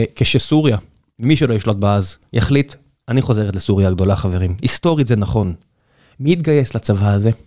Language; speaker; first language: Hebrew; native; Hebrew